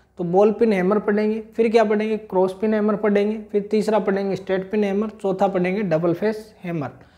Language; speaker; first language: Hindi; native; Hindi